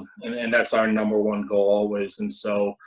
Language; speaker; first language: English; native; English